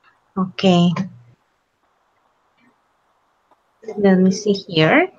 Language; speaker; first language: English; non-native, fluent; Spanish